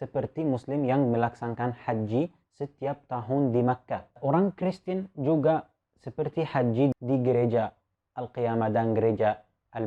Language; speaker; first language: Indonesian; non-native, fluent; Arabic